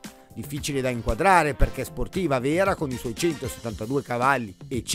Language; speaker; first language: Italian; native; Italian